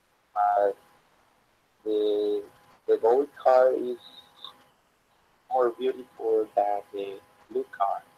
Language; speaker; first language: English; non-native, learner; Spanish